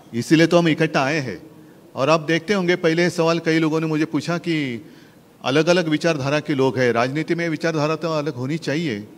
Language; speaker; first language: Hindi; non-native, local second language; Marathi